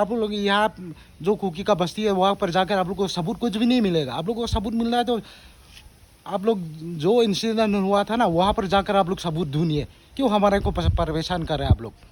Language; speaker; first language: Hindi; non-native, local second language; Thado Chin